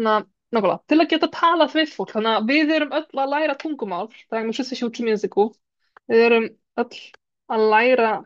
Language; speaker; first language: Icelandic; non-native, fluent; Polish